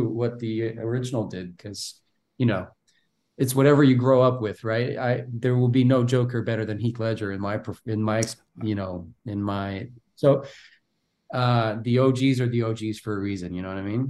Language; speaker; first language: English; non-native, fluent; Bulgarian